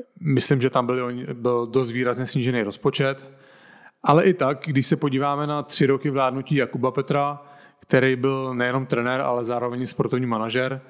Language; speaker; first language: Czech; native; Czech